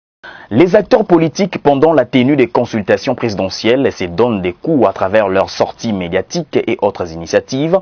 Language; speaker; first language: French; native; French